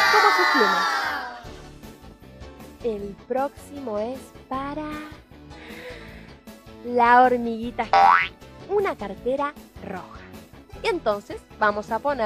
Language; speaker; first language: Spanish; native; Spanish